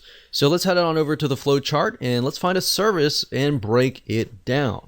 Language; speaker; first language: English; native; English